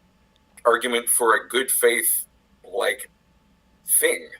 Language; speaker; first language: English; native; English